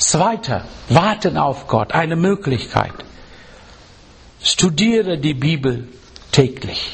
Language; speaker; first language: German; non-native, fluent; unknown